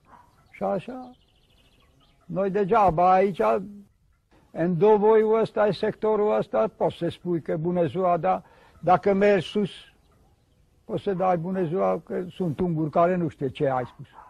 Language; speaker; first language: Romanian; non-native, local second language; Hungarian